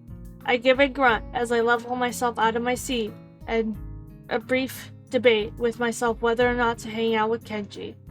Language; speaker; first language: English; native; English